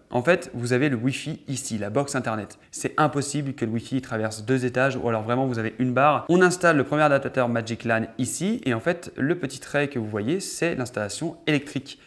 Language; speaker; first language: French; native; French